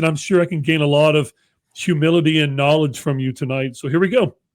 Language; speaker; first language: English; native; English